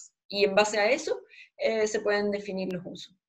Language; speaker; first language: Spanish; native; Spanish